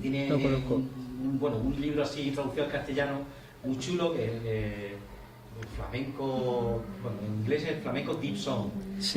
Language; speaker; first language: Spanish; native; Spanish